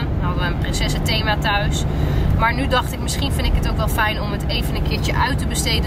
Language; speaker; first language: Dutch; native; Dutch